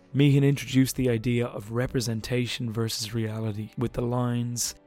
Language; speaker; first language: English; native; English